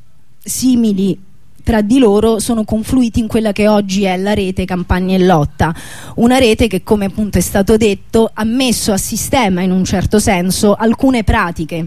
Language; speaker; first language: Italian; native; Italian